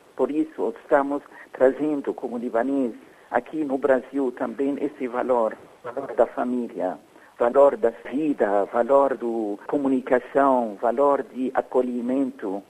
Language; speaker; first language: Portuguese; non-native, fluent; Arabic